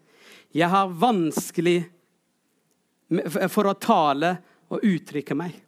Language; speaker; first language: Norwegian; non-native, fluent; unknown